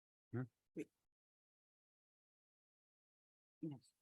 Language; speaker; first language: French; non-native, local second language; Arabic